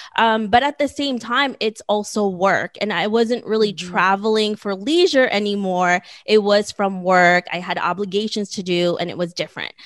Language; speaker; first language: English; early bilingual, other home language; Filipino